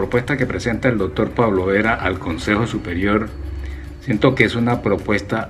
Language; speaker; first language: Spanish; native; Spanish